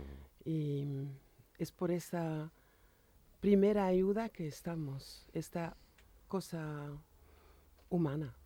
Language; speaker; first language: Spanish; non-native, fluent; French